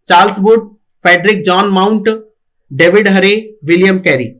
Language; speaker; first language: Hindi; non-native, local second language; Marathi